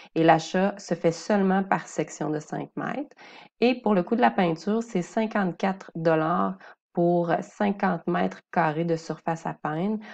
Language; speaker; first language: French; native; French